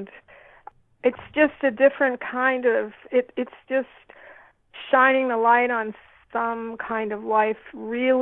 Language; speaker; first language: English; native; English